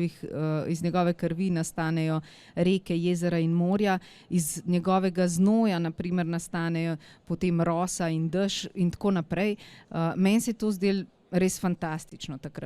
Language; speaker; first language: Slovenian; native; Slovenian